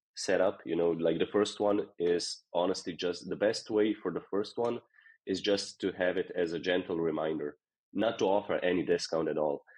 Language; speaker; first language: English; non-native, fluent; Slovenian